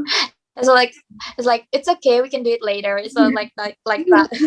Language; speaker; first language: English; non-native, fluent; Indonesian